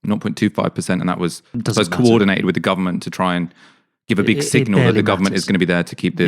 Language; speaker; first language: English; native; English